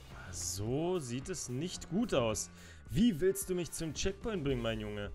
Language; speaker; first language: German; native; German